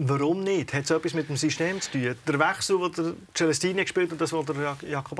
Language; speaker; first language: German; native; German